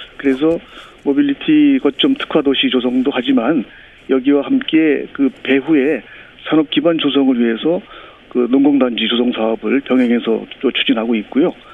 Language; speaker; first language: Korean; native; Korean